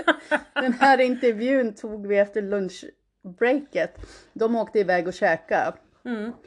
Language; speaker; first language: Swedish; early bilingual, heritage; Swedish